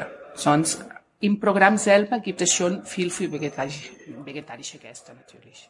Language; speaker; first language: German; non-native, learner; Spanish